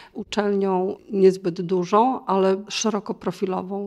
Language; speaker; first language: Polish; native; Polish